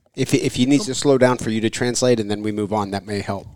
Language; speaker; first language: English; native; English